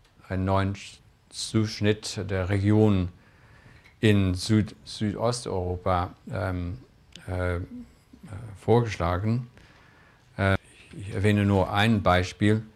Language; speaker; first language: German; non-native, fluent; English